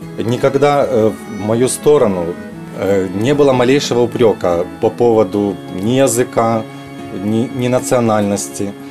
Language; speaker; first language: Russian; native; Russian